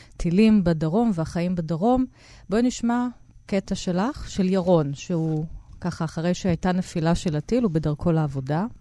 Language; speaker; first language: Hebrew; native; Hebrew